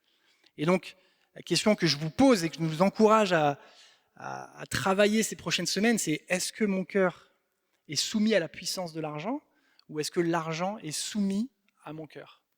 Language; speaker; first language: French; native; French